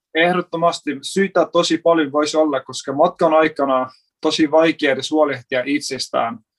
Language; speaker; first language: Finnish; non-native, fluent; Persian